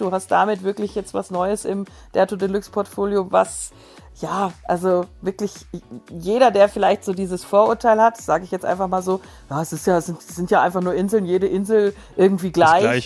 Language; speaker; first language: German; native; German